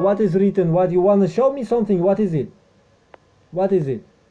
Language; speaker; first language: English; non-native, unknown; Russian